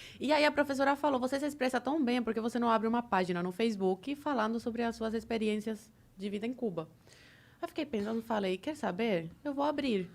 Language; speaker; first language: Portuguese; non-native, fluent; Spanish